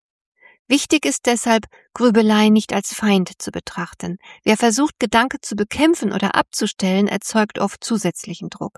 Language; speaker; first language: German; native; German